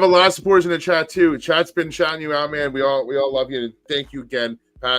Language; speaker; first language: English; native; English